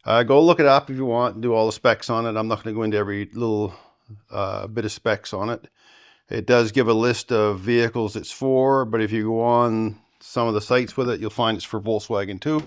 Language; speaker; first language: English; native; English